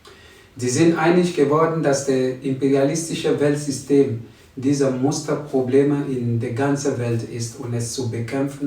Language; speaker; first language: German; non-native, fluent; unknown